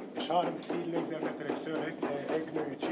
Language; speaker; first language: Hungarian; non-native, learner; Turkish